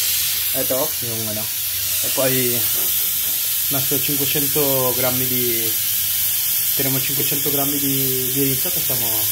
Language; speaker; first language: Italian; early bilingual, other home language; Filipino